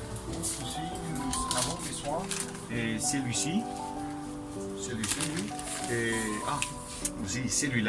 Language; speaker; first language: French; non-native, learner; Spanish